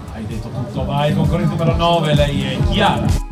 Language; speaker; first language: Italian; native; Italian